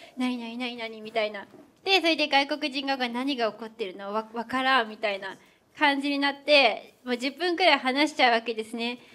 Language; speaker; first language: Japanese; native; Japanese